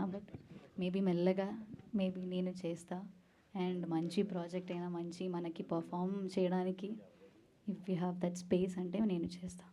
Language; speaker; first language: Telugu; non-native, learner; Malayalam